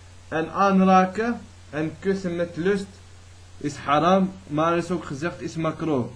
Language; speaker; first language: Dutch; early bilingual, other home language; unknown